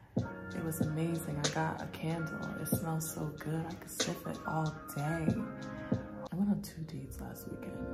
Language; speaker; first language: English; native; English